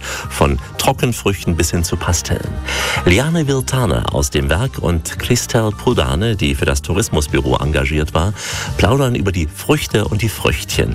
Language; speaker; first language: German; native; German